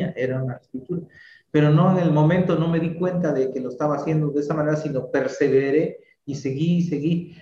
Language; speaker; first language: Spanish; native; Spanish